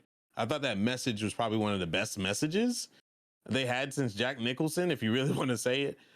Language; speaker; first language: English; native; English